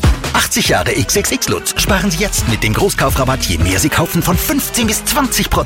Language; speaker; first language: German; native; German